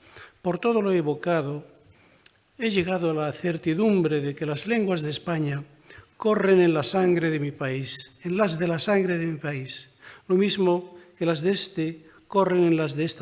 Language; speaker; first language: Spanish; non-native, fluent; Arabic